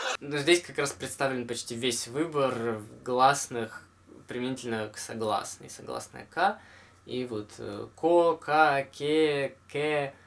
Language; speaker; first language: Russian; native; Russian